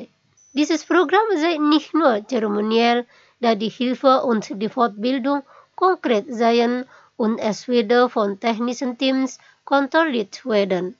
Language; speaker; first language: German; non-native, fluent; Indonesian